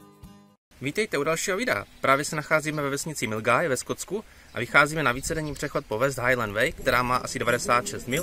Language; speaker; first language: Czech; native; Czech